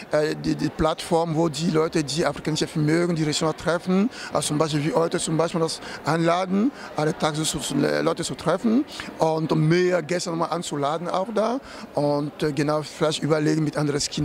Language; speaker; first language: German; non-native, fluent; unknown